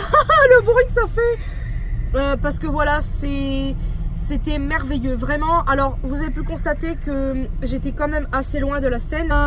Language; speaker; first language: French; native; French